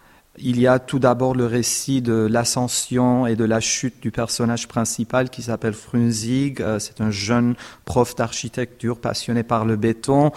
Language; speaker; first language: French; non-native, fluent; Armenian